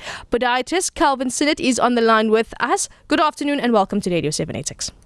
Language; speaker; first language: English; native; English